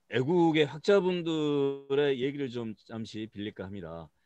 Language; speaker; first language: Korean; native; Korean